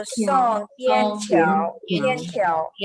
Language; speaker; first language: Chinese; non-native, learner; Indonesian